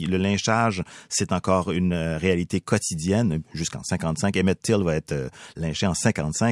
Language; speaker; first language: French; native; French